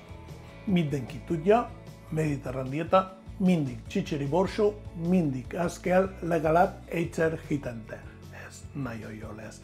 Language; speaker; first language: Hungarian; non-native, fluent; Spanish